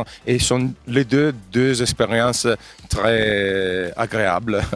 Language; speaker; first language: French; non-native, fluent; Italian